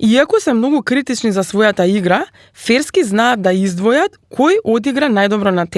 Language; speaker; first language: Macedonian; native; Macedonian